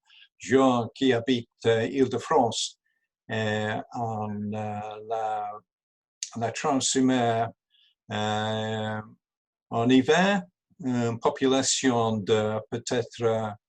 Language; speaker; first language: French; non-native, learner; English